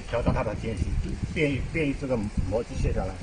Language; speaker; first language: Chinese; native; Chinese